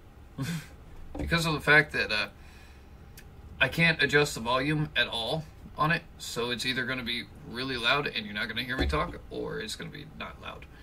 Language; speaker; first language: English; native; English